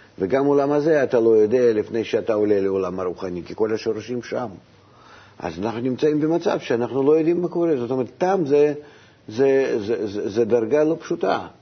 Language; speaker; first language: Hebrew; non-native, fluent; Russian